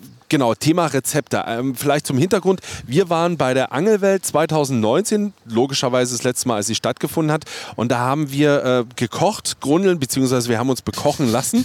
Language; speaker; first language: German; native; German